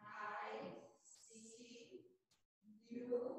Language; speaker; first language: English; non-native, learner; Portuguese